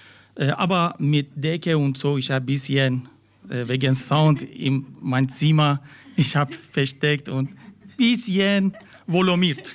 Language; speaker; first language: German; non-native, learner; Persian